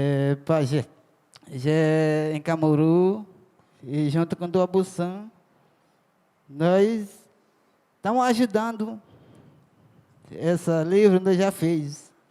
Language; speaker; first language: Portuguese; non-native, local second language; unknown